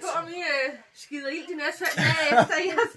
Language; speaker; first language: Danish; native; Danish